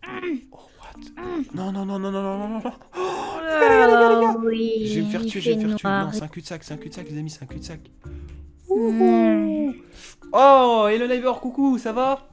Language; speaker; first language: French; native; French